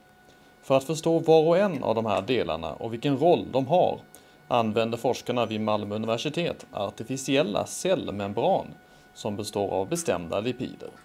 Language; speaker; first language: Swedish; native; Swedish